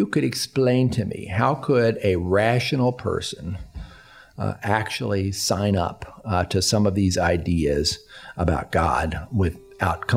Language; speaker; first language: English; native; English